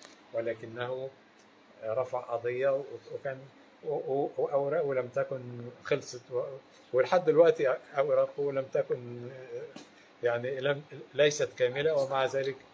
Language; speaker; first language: Arabic; native; Arabic